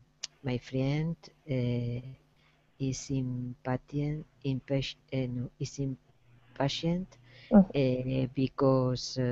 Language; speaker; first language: English; non-native, learner; Spanish